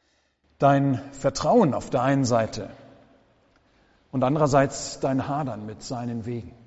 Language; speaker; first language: German; native; German